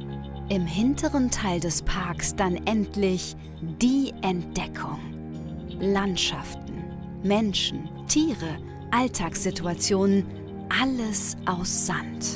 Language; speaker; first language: German; native; German